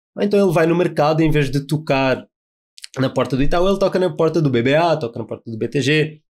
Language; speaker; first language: Portuguese; native; Portuguese